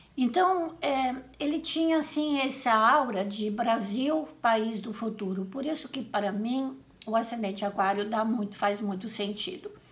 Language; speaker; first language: Portuguese; non-native, fluent; Italian